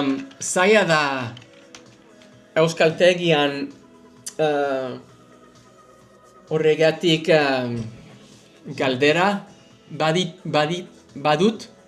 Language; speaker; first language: Basque; non-native, learner; English